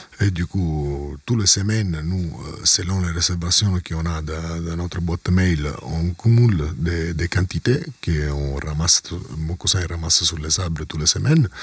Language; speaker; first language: French; non-native, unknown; Italian